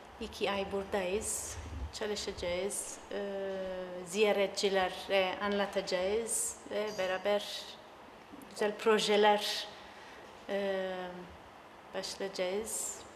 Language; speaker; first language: Turkish; non-native, learner; Italian